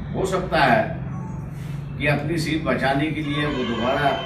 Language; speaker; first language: Hindi; non-native, local second language; Marathi